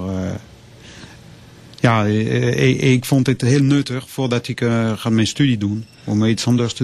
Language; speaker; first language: Dutch; non-native, fluent; French